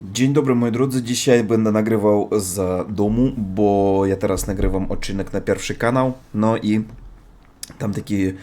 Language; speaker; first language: Polish; non-native, learner; Russian